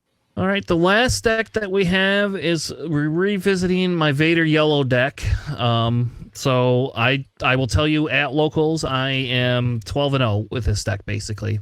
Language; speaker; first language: English; native; English